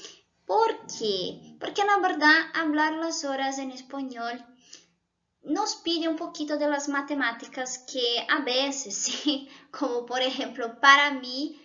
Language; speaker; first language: Spanish; non-native, fluent; Portuguese